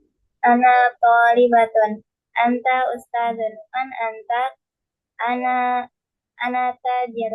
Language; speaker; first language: Arabic; non-native, learner; Indonesian